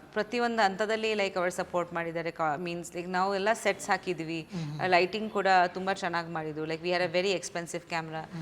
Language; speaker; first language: Kannada; non-native, fluent; Bangla